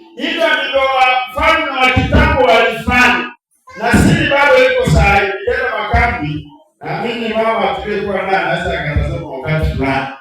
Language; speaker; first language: Swahili; non-native, local second language; Gusii